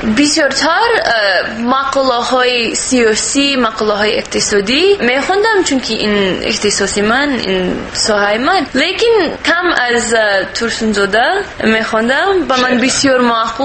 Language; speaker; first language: Persian; non-native, learner; English